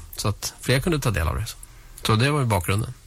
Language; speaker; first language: Swedish; native; Swedish